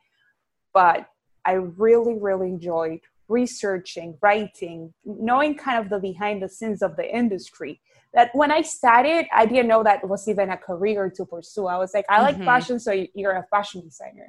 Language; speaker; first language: English; non-native, fluent; Spanish